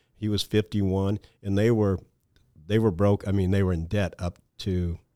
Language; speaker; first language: English; native; English